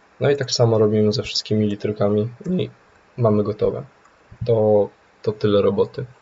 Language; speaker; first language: Polish; native; Polish